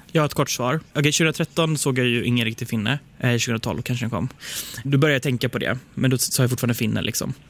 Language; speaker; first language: Swedish; early bilingual, other home language; Finnish